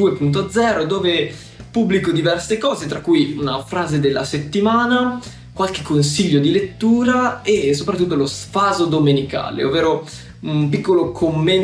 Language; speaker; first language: Italian; native; Italian